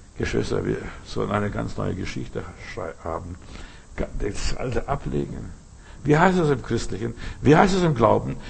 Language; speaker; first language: German; early bilingual, other home language; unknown